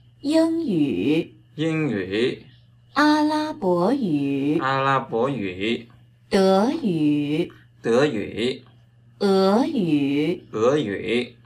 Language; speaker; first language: Chinese; non-native, learner; Vietnamese